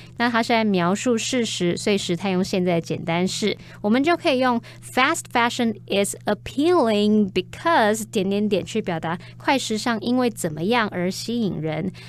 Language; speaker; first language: Chinese; native; Chinese